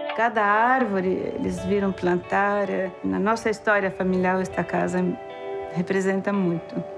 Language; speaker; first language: Portuguese; non-native, fluent; Spanish